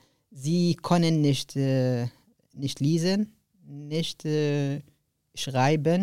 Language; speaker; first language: German; non-native, learner; Arabic